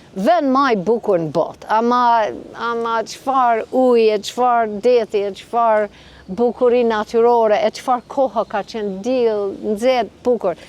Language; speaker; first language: Albanian; non-native, fluent; English